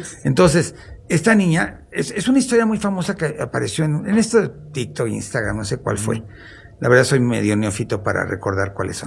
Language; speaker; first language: Spanish; native; Spanish